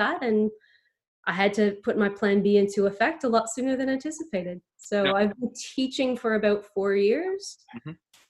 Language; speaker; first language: English; native; English